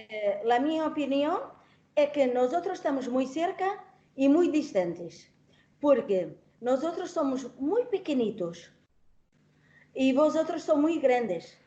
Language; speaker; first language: Spanish; non-native, learner; Portuguese